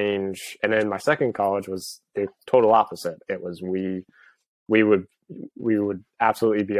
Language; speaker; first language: English; native; English